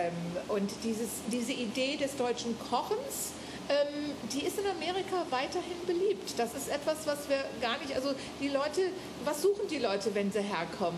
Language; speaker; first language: German; native; German